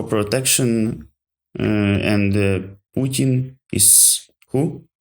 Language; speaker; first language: English; non-native, learner; Ukrainian